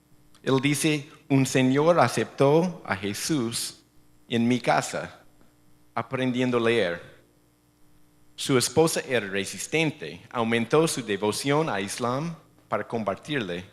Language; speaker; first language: Spanish; non-native, fluent; English